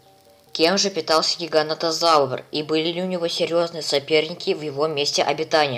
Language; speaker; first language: Russian; native; Russian